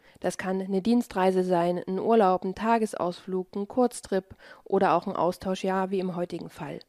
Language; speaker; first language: German; native; German